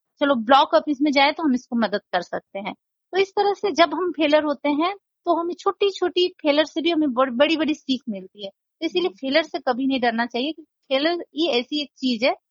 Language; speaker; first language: Hindi; non-native, local second language; Nepali